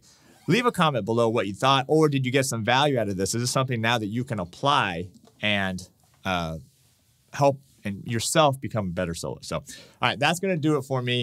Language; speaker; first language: English; native; English